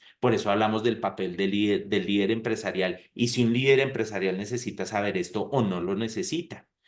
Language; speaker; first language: Spanish; native; Spanish